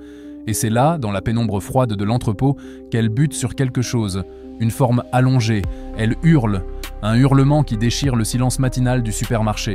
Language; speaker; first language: French; native; French